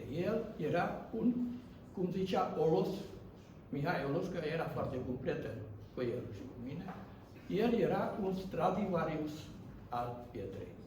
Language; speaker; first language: Romanian; non-native, local second language; Hungarian